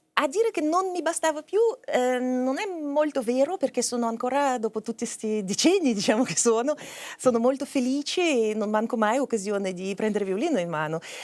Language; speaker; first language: Italian; non-native, fluent; Russian